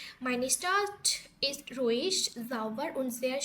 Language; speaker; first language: German; non-native, learner; Bangla